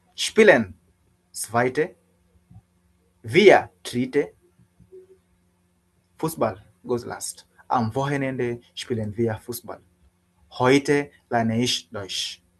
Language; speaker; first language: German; non-native, learner; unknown